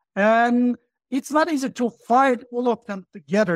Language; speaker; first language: English; non-native, fluent; Turkish